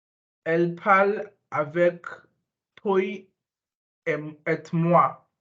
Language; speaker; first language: French; non-native, learner; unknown